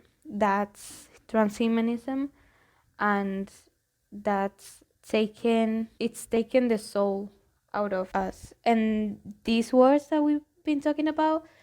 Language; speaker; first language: English; non-native, fluent; Spanish